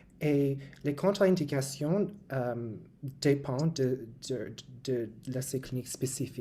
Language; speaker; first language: French; non-native, local second language; English